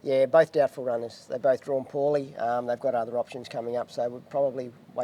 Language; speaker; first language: English; native; English